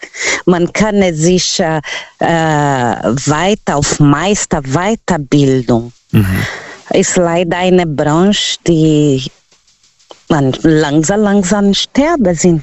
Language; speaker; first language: German; non-native, learner; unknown